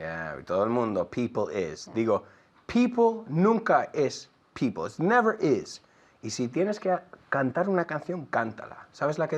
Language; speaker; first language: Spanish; non-native, fluent; English